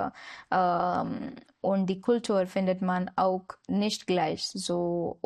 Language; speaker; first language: German; non-native, learner; Marathi